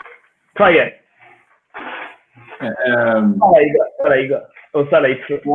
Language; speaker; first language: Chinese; non-native, fluent; Swedish